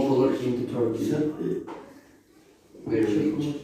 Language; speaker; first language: English; non-native, learner; Turkish